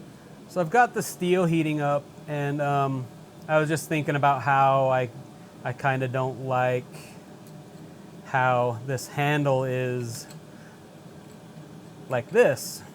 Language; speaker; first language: English; native; English